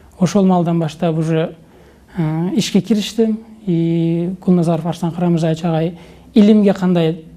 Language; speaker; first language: Kyrgyz; non-native, local second language; Uzbek